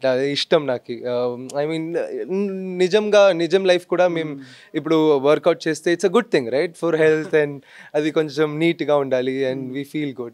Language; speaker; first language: Telugu; non-native, local second language; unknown